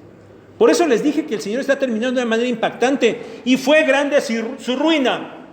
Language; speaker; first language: Spanish; native; Spanish